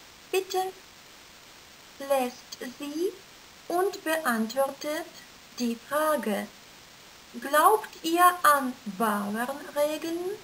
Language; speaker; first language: German; non-native, fluent; Russian